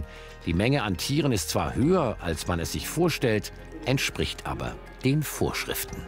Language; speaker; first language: German; native; German